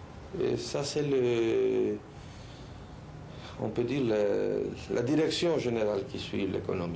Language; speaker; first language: French; non-native, fluent; Spanish